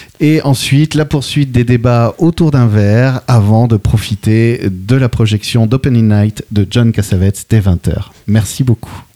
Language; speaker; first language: French; native; French